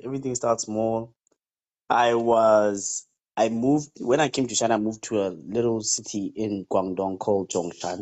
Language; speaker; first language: English; non-native, local second language; Tswana